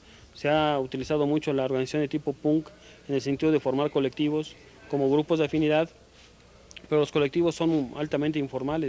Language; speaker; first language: Spanish; native; Spanish